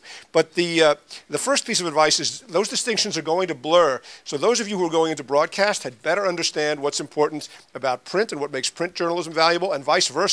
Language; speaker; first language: English; native; English